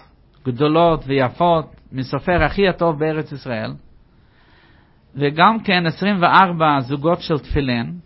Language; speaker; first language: Hebrew; non-native, fluent; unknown